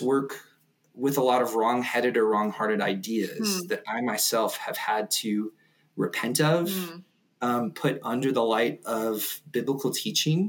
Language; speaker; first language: English; native; English